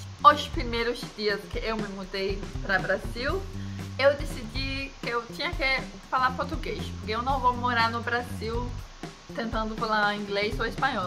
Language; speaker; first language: Portuguese; non-native, fluent; Danish